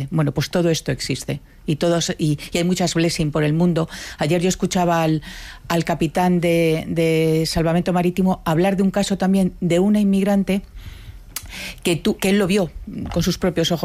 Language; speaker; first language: Spanish; native; Spanish